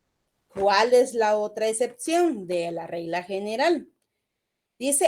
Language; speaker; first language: Spanish; native; Spanish